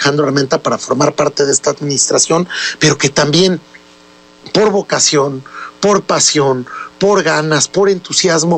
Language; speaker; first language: Spanish; native; Spanish